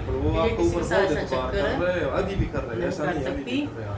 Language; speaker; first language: Hindi; non-native, local second language; Pashto